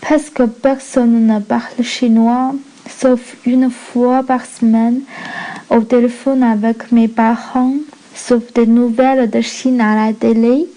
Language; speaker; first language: French; non-native, learner; Chinese